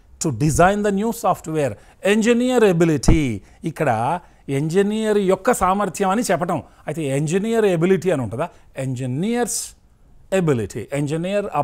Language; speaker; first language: Telugu; native; Telugu